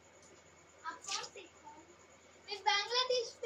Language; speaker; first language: Hindi; non-native, learner; Bangla